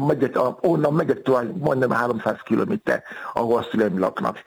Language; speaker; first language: Hungarian; non-native, fluent; Yoruba